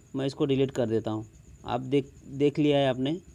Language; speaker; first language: Hindi; non-native, local second language; Bangla